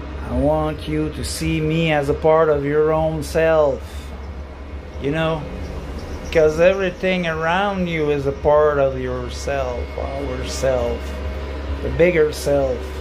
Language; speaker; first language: English; non-native, fluent; French